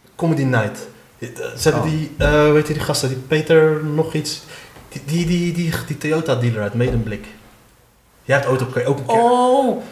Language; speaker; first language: Dutch; early bilingual, other home language; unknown